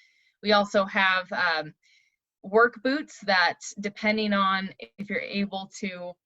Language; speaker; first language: English; native; English